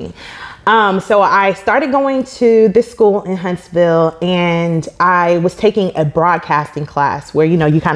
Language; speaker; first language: English; native; English